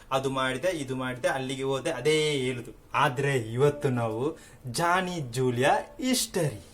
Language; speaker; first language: Kannada; native; Kannada